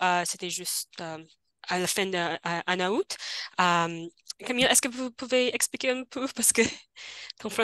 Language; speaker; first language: French; non-native, learner; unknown